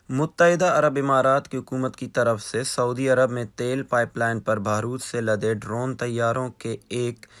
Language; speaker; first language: Urdu; non-native, local second language; Baluchi